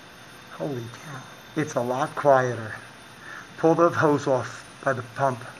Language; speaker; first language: English; native; English